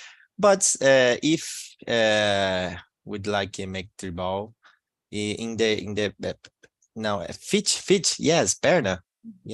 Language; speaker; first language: English; non-native, learner; Portuguese